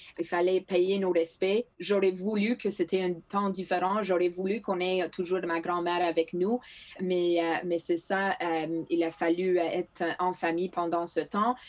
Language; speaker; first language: French; non-native, local second language; Greek